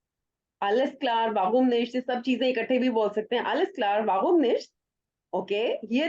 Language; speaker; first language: German; non-native, fluent; Hindi